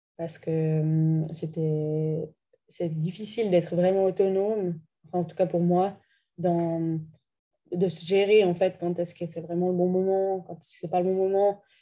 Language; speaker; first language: French; native; French